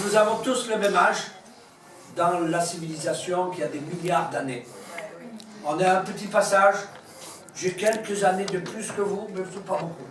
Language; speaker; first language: French; native; French